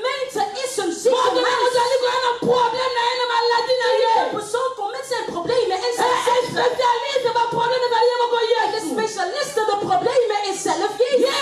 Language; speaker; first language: Dutch; non-native, learner; French